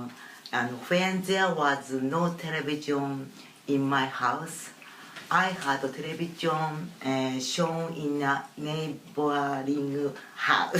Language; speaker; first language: English; non-native, learner; Japanese